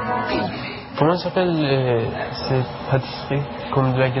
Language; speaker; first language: French; non-native, learner; Persian